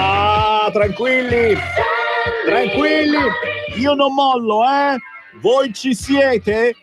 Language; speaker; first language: Italian; native; Italian